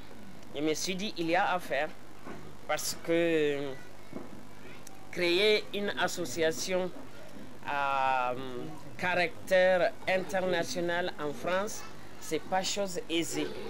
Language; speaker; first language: French; non-native, local second language; Hausa